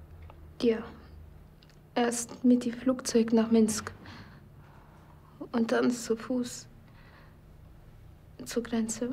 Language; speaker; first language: German; non-native, learner; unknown